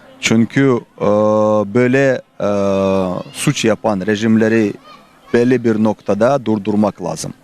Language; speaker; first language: Turkish; non-native, fluent; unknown